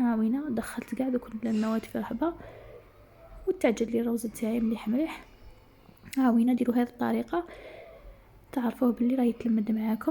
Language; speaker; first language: Arabic; native; Arabic